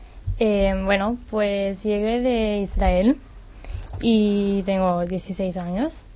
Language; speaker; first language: Spanish; non-native, learner; Hebrew